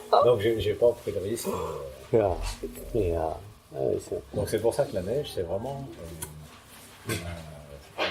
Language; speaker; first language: French; native; French